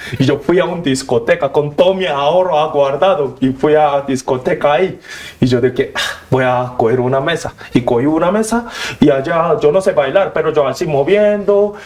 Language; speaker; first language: Spanish; non-native, learner; Korean